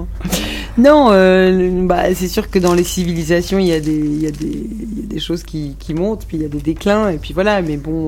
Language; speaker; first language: French; non-native, local second language; Arabic